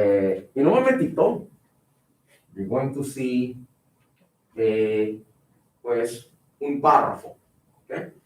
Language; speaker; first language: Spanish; non-native, fluent; English